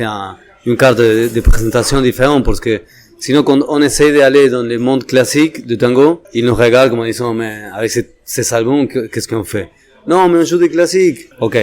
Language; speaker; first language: French; non-native, fluent; Spanish